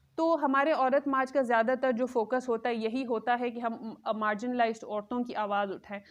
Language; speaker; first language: Urdu; non-native, local second language; Khowar